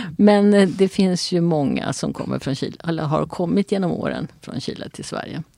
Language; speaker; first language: Swedish; native; Swedish